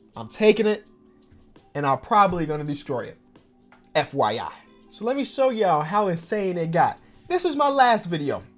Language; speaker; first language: English; native; English